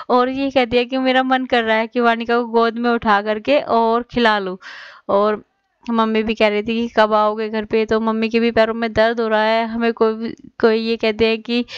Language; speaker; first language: Hindi; native; Hindi